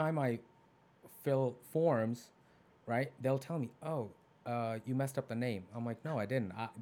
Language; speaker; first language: English; non-native, local second language; Punjabi